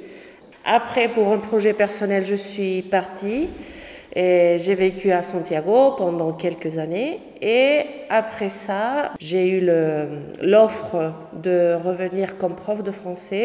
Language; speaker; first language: French; non-native, fluent; Spanish